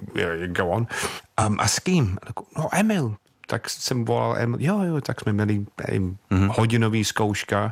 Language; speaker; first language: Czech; non-native, fluent; English